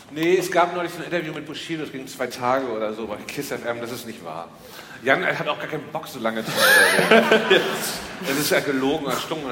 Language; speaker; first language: German; native; German